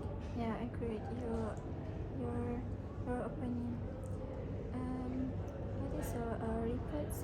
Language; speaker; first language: English; non-native, learner; Malay